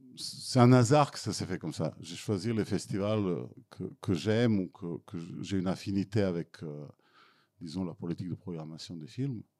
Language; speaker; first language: French; non-native, fluent; Serbian